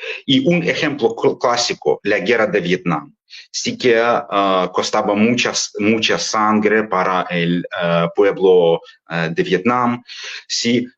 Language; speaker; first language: Spanish; non-native, fluent; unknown